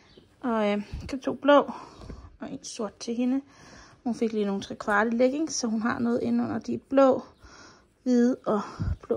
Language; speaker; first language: Danish; native; Danish